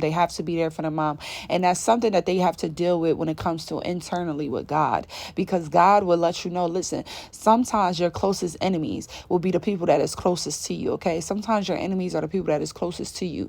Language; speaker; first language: English; native; English